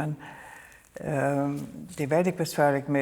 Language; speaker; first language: Swedish; non-native, fluent; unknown